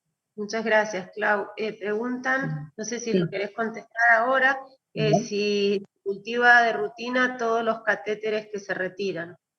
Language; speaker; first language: Spanish; native; Spanish